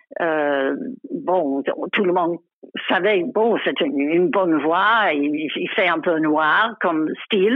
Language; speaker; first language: French; non-native, fluent; English